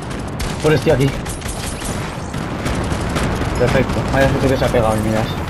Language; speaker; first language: Spanish; native; Spanish